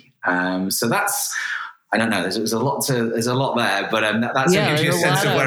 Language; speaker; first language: English; native; English